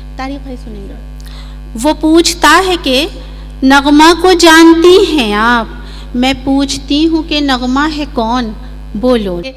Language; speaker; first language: Urdu; native; Urdu